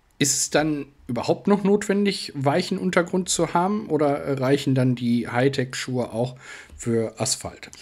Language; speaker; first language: German; native; German